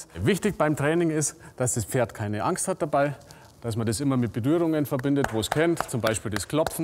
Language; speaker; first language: German; native; German